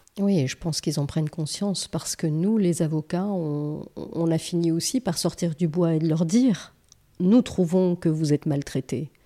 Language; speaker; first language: French; native; French